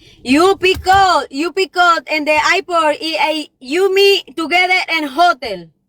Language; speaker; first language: English; non-native, learner; Spanish